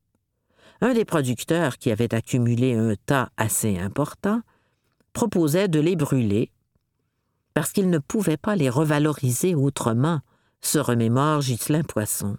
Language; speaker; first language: French; native; French